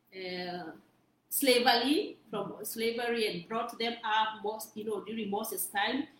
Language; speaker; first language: English; non-native, local second language; Kikuyu